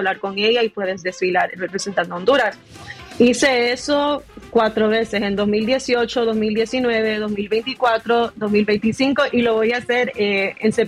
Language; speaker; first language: Spanish; early bilingual, heritage; Spanish